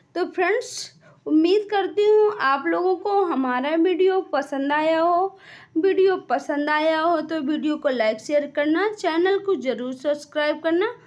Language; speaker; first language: Hindi; native; Hindi